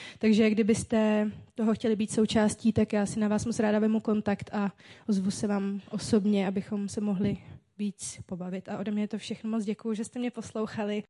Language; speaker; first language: Czech; native; Czech